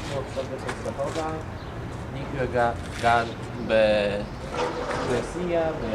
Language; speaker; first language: Hebrew; non-native, learner; Polish